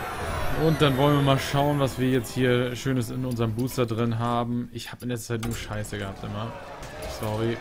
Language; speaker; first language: German; native; German